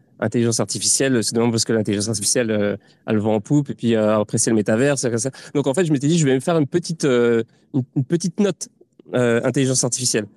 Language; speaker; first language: French; native; French